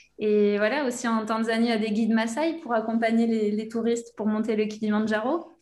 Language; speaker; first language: French; native; French